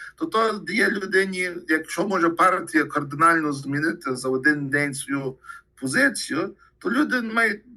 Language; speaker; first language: Ukrainian; early bilingual, heritage; Ukrainian